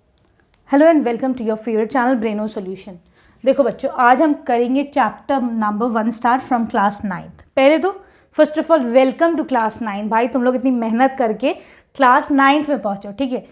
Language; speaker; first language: Hindi; native; Hindi